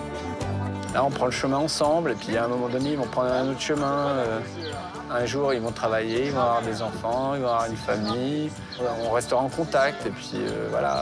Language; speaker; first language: French; native; French